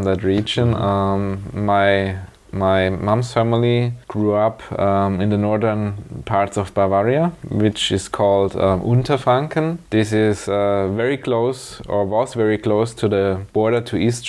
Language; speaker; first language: English; non-native, fluent; German